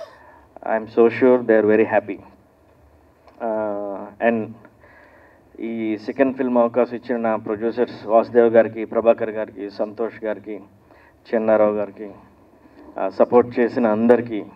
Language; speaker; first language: Telugu; native; Telugu